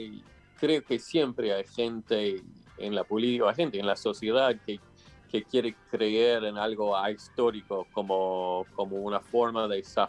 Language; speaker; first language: Spanish; non-native, fluent; English